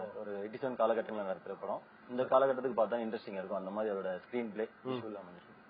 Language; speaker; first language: Tamil; native; Tamil